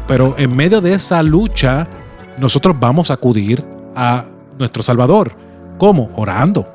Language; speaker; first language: Spanish; native; Spanish